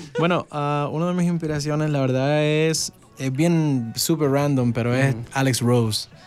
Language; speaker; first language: Spanish; early bilingual, heritage; Spanish